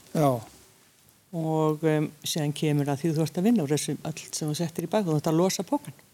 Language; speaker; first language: Icelandic; early bilingual, other home language; Hungarian